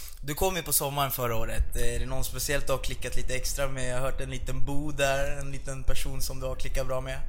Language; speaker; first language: Swedish; native; Swedish